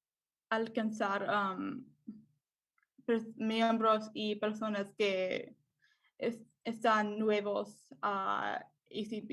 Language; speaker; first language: Spanish; non-native, learner; English